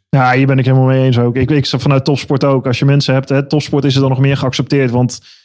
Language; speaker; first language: Dutch; native; Dutch